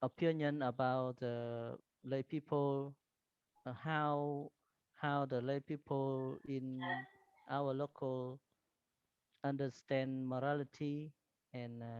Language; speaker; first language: English; non-native, learner; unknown